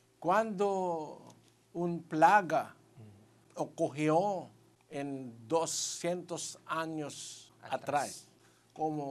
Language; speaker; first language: Spanish; non-native, learner; Filipino